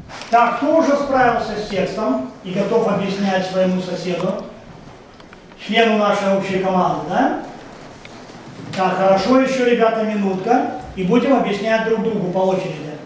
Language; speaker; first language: Russian; native; Russian